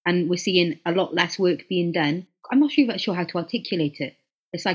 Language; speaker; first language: English; native; English